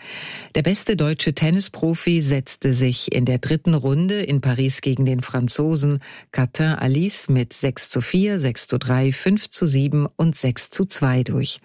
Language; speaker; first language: German; native; German